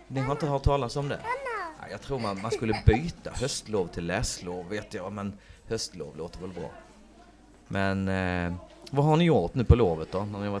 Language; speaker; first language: Swedish; native; Swedish